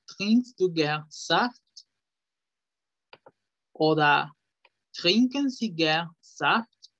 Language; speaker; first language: German; non-native, fluent; Spanish